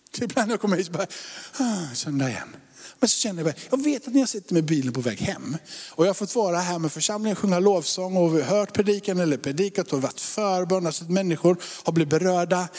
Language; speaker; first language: Swedish; native; Swedish